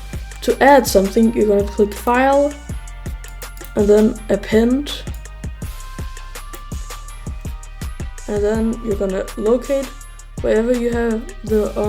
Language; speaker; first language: English; native; English